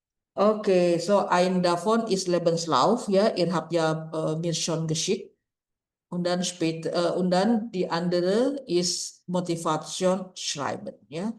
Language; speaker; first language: German; non-native, fluent; Indonesian